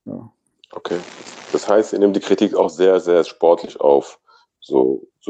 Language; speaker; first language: German; native; German